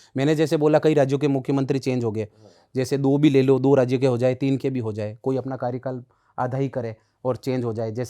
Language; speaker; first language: Hindi; native; Hindi